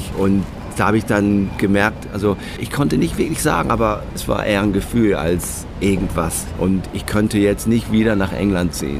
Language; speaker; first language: German; non-native, fluent; English